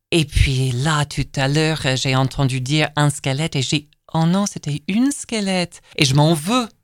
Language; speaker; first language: French; non-native, fluent; English